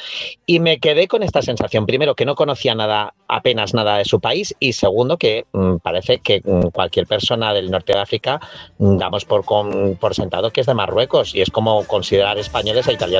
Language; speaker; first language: Spanish; native; Spanish